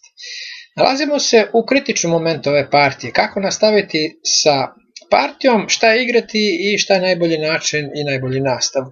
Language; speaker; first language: Serbian; native; Serbian